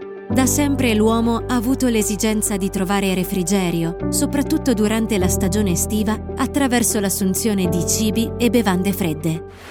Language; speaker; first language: Italian; native; Italian